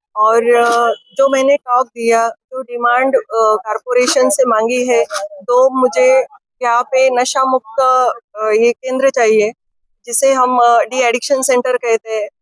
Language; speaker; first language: Hindi; non-native, local second language; Marathi